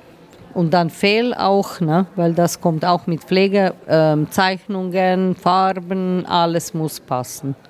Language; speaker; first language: German; non-native, learner; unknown